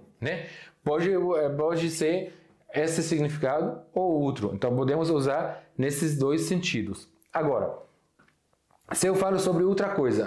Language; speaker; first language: Portuguese; non-native, fluent; Arabic